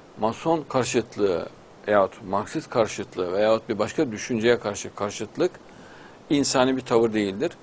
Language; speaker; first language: Turkish; native; Turkish